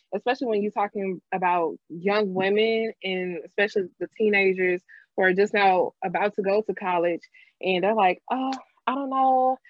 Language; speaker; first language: English; native; English